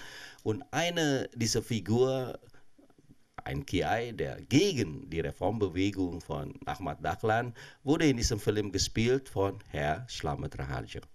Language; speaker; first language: German; non-native, fluent; Indonesian